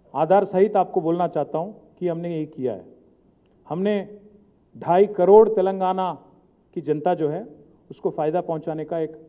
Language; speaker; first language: Hindi; non-native, local second language; Telugu